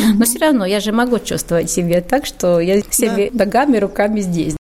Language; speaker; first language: Russian; non-native, learner; Latvian